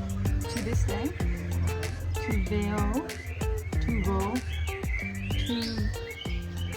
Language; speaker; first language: Spanish; non-native, learner; English